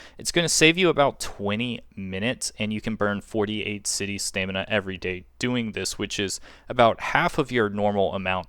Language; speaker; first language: English; native; English